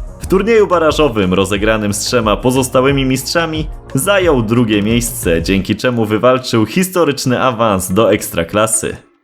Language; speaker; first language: Polish; native; Polish